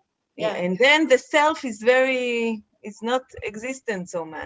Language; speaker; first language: English; non-native, fluent; Hebrew